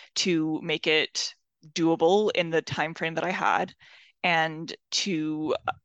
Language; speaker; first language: English; non-native, fluent; Persian